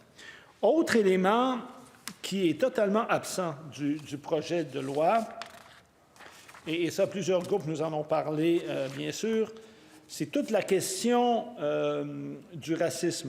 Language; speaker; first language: French; native; French